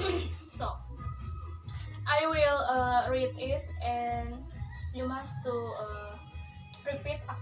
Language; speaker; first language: English; non-native, learner; Indonesian